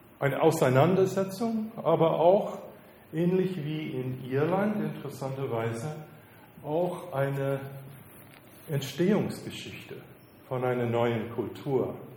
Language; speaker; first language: German; non-native, fluent; English